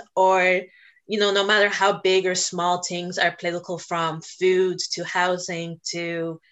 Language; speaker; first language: English; native; English